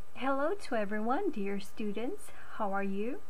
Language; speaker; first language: English; non-native, fluent; Macedonian